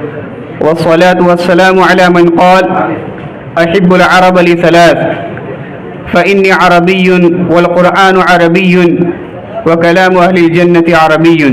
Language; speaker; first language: Arabic; non-native, fluent; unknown